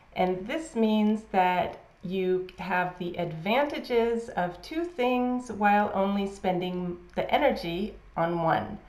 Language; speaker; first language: English; native; English